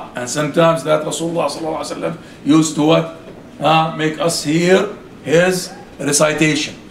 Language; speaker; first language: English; non-native, fluent; Arabic